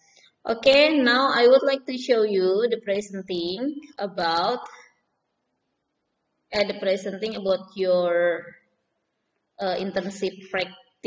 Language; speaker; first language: English; non-native, learner; Indonesian